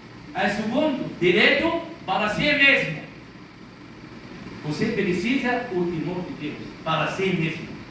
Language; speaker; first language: Portuguese; non-native, learner; Arabic